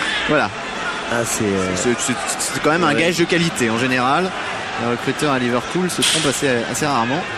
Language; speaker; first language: French; native; French